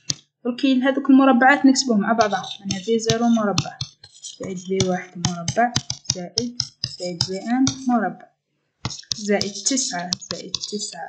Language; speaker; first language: Arabic; native; Arabic